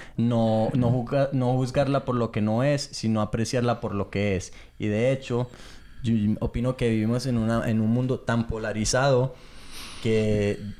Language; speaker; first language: Spanish; early bilingual, heritage; Spanish